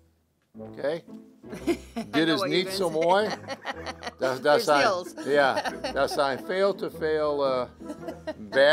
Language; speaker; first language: Dutch; non-native, learner; English